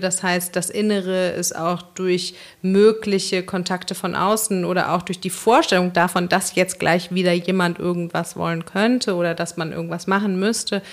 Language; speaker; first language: German; native; German